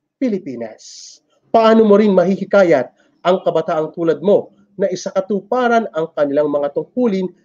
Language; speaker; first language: Filipino; native; Filipino